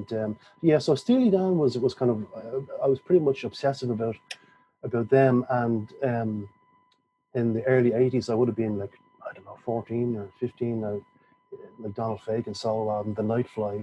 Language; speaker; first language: English; native; English